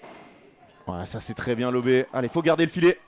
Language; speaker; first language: French; native; French